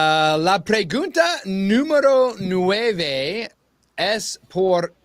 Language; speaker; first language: Spanish; non-native, learner; English